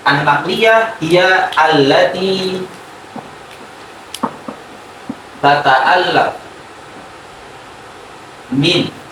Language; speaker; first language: Arabic; non-native, fluent; Indonesian